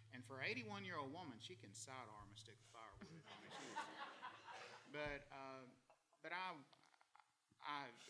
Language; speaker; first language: English; native; English